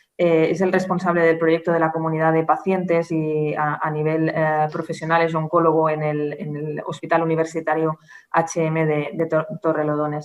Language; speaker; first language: Spanish; native; Spanish